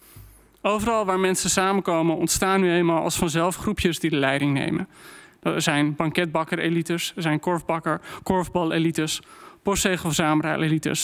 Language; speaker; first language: Dutch; native; Dutch